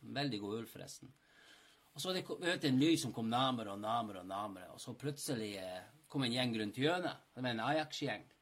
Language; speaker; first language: Norwegian; non-native, fluent; English